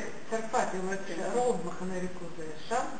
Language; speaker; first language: Hebrew; non-native, fluent; French